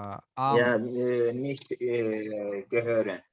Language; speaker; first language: German; non-native, learner; Azerbaijani